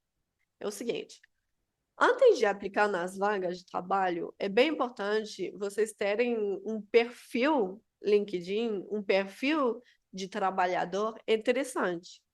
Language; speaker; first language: Portuguese; non-native, fluent; Spanish